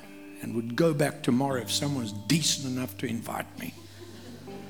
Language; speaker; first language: English; native; English